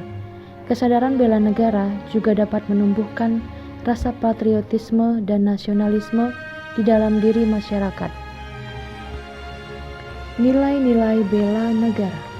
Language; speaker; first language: Indonesian; native; Indonesian